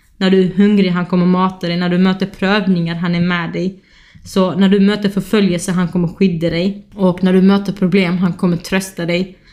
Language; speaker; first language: Swedish; early bilingual, other home language; Kurdish